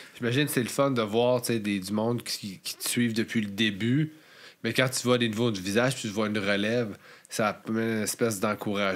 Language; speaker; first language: French; native; French